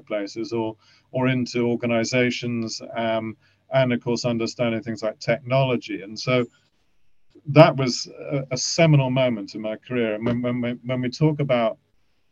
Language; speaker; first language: English; native; English